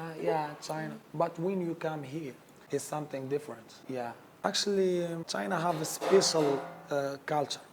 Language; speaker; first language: English; non-native, learner; Arabic